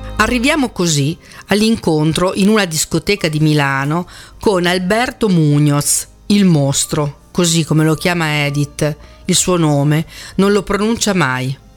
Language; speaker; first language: Italian; native; Italian